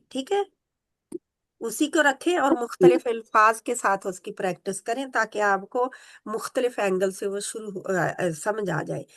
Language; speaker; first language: Urdu; native; Urdu